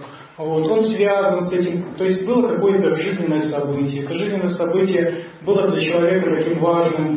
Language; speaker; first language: Russian; native; Russian